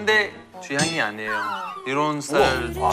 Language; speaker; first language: Korean; non-native, fluent; Italian